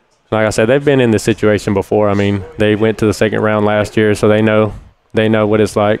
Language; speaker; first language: English; early bilingual, other home language; Spanish